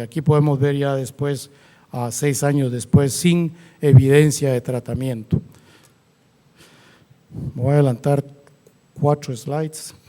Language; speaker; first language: Spanish; native; Spanish